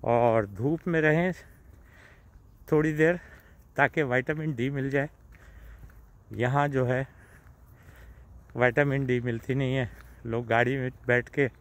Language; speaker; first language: Urdu; native; Urdu